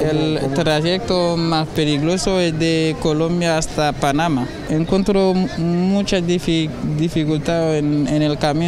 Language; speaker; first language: Spanish; non-native, learner; Haitian Creole